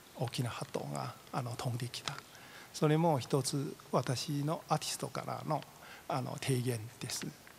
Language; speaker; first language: Japanese; non-native, fluent; Chinese